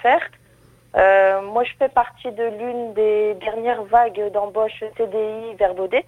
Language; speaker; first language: French; native; French